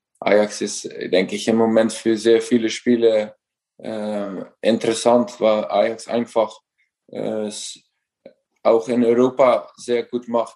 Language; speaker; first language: German; non-native, fluent; Dutch